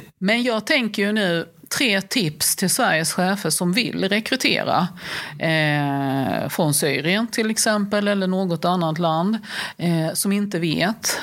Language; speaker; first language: Swedish; early bilingual, other home language; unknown